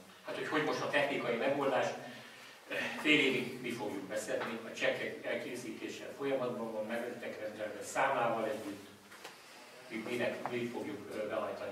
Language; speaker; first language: Hungarian; native; Hungarian